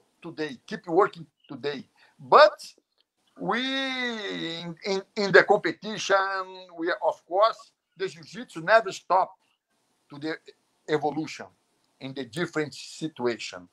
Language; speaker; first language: English; non-native, learner; Portuguese